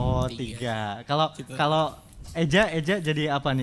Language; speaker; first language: Indonesian; native; Indonesian